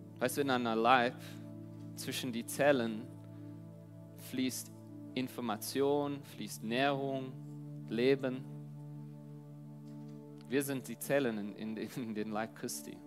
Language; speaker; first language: German; non-native, fluent; English